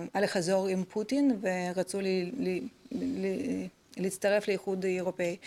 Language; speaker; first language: Hebrew; non-native, fluent; Russian